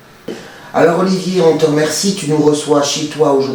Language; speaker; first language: French; native; French